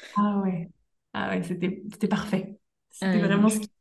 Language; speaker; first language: French; native; French